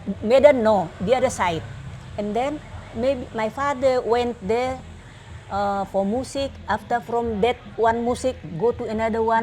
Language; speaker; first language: English; non-native, learner; Batak Toba